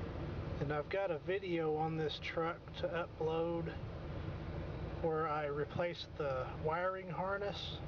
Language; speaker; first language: English; native; English